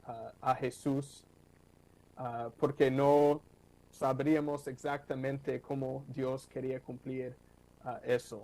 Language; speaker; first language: Spanish; non-native, fluent; English